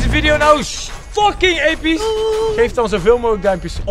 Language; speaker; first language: Dutch; native; Dutch